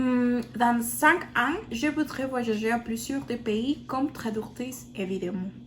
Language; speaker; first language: French; non-native, learner; Spanish